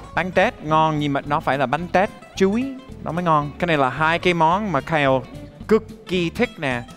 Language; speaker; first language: Vietnamese; non-native, fluent; English